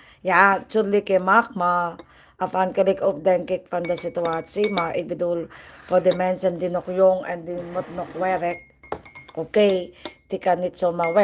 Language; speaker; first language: Dutch; non-native, learner; Filipino